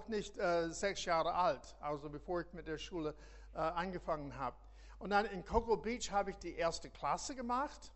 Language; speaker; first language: German; non-native, fluent; English